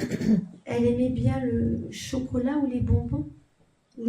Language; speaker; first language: French; native; French